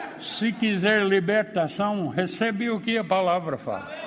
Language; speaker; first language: Portuguese; non-native, fluent; English